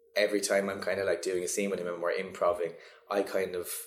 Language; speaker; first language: English; native; English